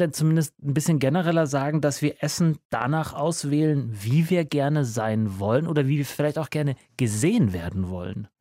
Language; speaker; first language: German; native; German